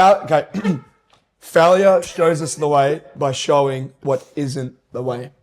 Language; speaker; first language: English; native; English